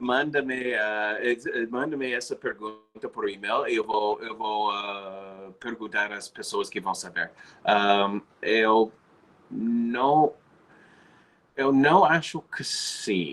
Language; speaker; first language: Portuguese; non-native, fluent; English